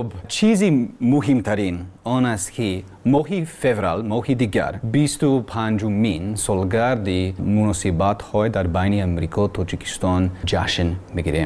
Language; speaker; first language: Tajik; non-native, learner; English